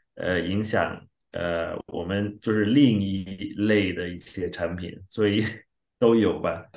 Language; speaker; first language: Chinese; non-native, fluent; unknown